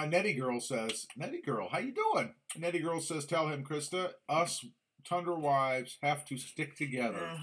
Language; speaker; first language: English; native; English